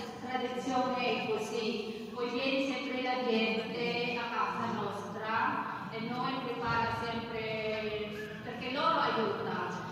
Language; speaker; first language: Italian; non-native, learner; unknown